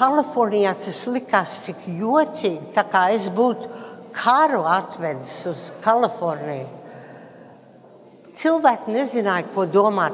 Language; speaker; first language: Latvian; early bilingual, heritage; Latvian